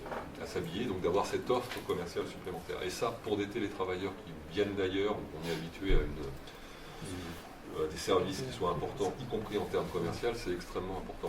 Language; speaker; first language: French; native; French